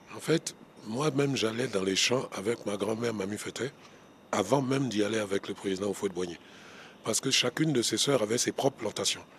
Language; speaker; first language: French; non-native, local second language; Baoulé